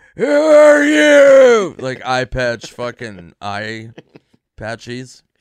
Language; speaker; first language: English; native; English